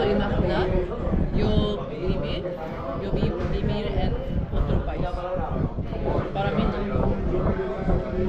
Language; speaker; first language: Spanish; non-native, learner; Korean